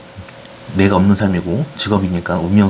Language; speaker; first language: Korean; native; Korean